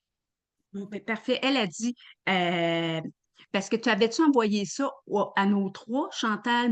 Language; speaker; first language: French; native; French